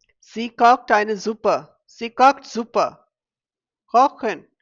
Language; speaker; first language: German; non-native, fluent; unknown